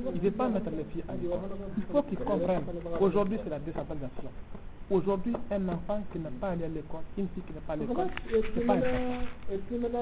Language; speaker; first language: French; non-native, local second language; Tamasheq